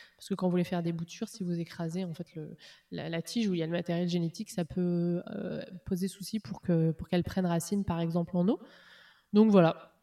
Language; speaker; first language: French; native; French